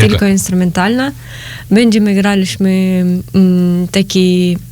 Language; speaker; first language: Polish; non-native, learner; Ukrainian